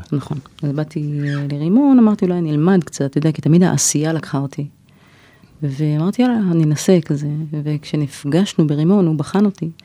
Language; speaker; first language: Hebrew; native; Hebrew